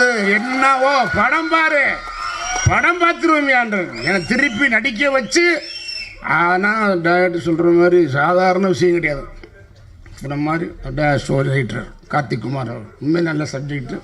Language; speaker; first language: Tamil; native; Tamil